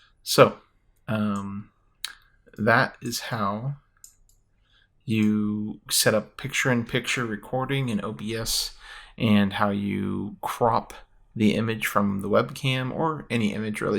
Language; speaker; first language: English; native; English